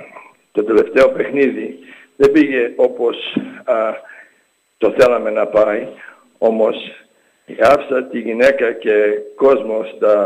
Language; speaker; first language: Greek; early bilingual, heritage; English